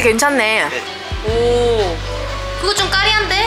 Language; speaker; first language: Korean; native; Korean